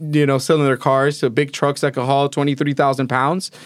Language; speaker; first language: English; early bilingual, other home language; Spanish